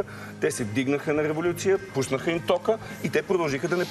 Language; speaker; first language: Bulgarian; native; Bulgarian